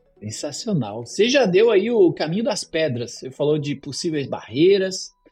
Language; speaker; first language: Portuguese; native; Portuguese